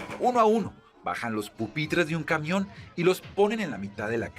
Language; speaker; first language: Spanish; native; Spanish